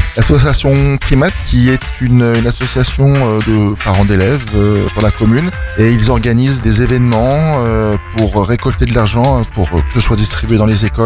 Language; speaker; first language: French; native; French